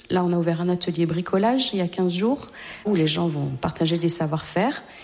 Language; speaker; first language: French; native; French